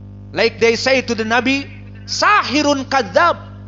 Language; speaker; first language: English; non-native, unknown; Indonesian